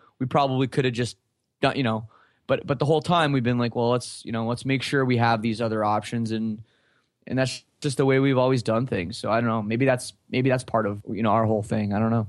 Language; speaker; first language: English; native; English